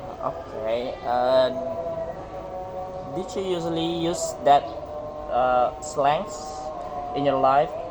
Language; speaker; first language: English; non-native, learner; Indonesian